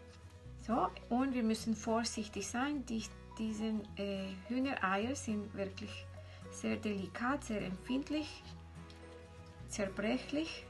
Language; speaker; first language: German; non-native, fluent; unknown